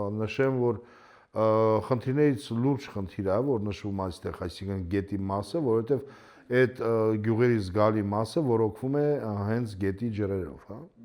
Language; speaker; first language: Armenian; early bilingual, other home language; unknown